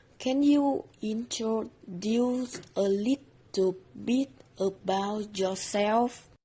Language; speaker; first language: English; non-native, learner; Vietnamese